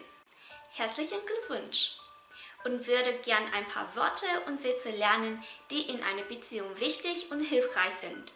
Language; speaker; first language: German; non-native, fluent; Vietnamese